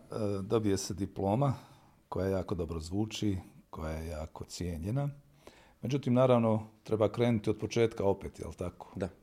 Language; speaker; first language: Bosnian; native; Bosnian